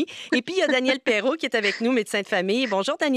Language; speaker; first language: French; native; French